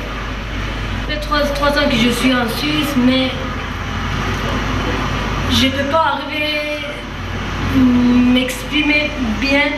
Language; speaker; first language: French; non-native, learner; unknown